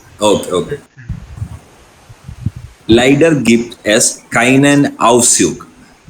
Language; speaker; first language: German; non-native, learner; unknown